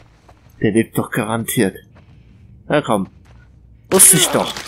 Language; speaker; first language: German; native; German